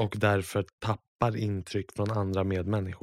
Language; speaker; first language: Swedish; native; Swedish